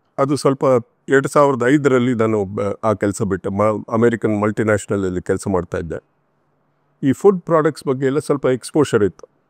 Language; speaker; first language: Kannada; non-native, local second language; Tamil